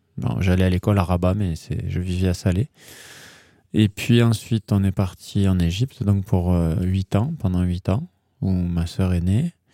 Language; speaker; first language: French; early bilingual, heritage; German